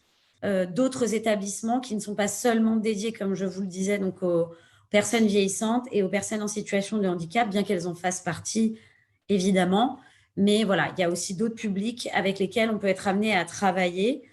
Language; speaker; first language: French; native; French